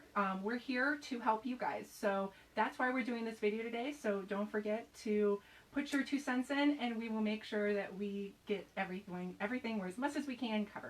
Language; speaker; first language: English; native; English